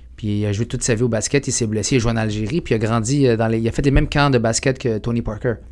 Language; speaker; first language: French; early bilingual, other home language; Arabic